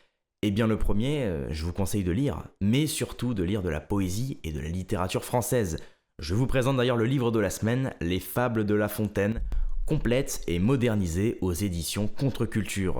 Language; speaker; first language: French; native; French